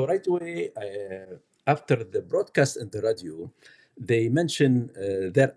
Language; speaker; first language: English; non-native, learner; Arabic